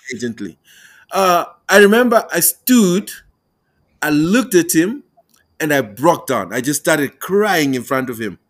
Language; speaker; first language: English; non-native, local second language; Tumbuka